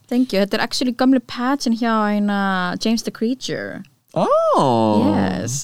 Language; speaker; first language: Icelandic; native; Icelandic